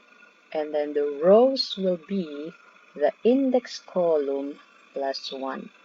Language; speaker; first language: English; non-native, local second language; Filipino